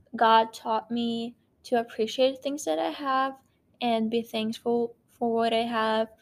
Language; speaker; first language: English; non-native, fluent; Ukrainian